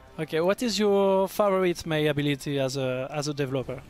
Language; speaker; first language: English; non-native, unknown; French